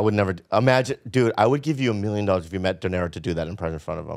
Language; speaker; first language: English; native; English